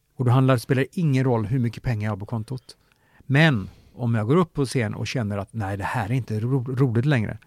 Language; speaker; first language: Swedish; native; Swedish